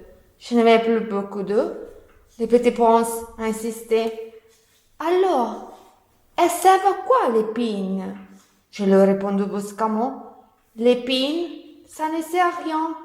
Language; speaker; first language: French; non-native, learner; Italian